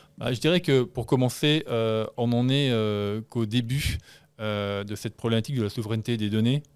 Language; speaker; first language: French; native; French